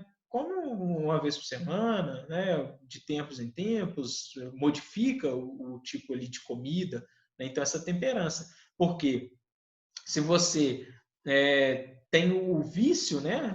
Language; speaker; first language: Portuguese; native; Portuguese